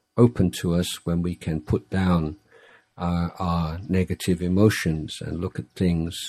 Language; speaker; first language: English; native; English